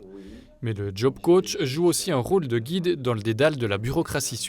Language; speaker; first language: French; native; French